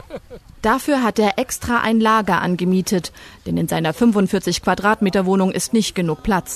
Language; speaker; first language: German; native; German